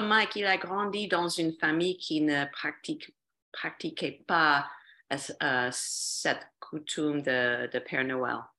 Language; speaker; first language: French; non-native, fluent; English